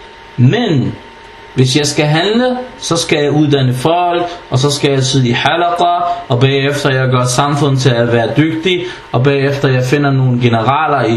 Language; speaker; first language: Danish; early bilingual, other home language; Arabic